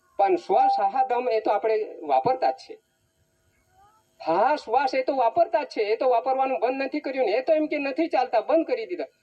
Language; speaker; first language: Gujarati; non-native, local second language; Bhili